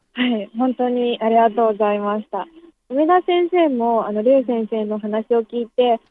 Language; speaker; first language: Japanese; non-native, fluent; Chinese